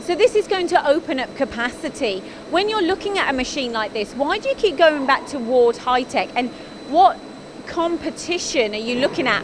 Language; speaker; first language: English; native; English